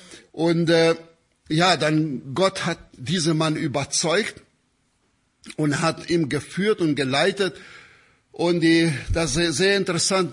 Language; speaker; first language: German; non-native, fluent; Albanian